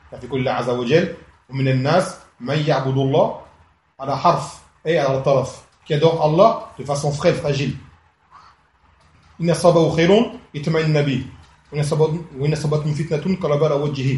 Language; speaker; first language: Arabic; non-native, fluent; French